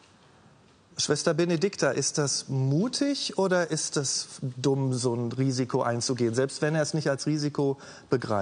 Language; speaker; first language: German; native; German